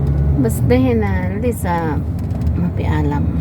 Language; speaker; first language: Arabic; non-native, learner; Filipino